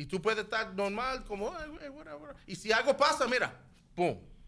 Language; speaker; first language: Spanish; early bilingual, heritage; Spanish